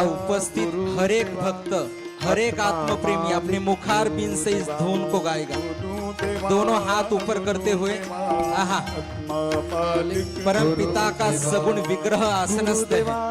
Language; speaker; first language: Hindi; non-native, local second language; Marathi